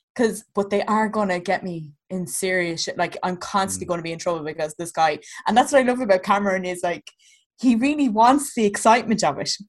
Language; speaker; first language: English; native; English